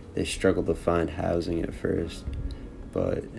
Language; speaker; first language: English; early bilingual, other home language; Italian